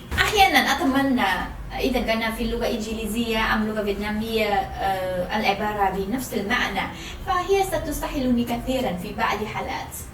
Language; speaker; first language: Arabic; non-native, fluent; Vietnamese